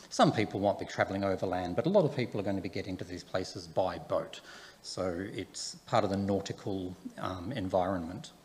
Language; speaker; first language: English; native; English